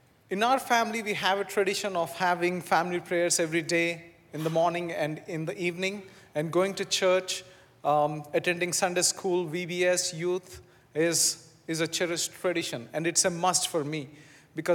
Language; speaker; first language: English; non-native, local second language; Telugu